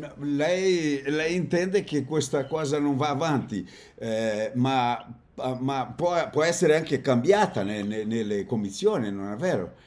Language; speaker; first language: Italian; non-native, fluent; Portuguese